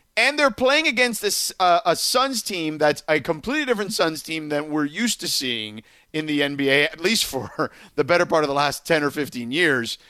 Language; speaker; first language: English; native; English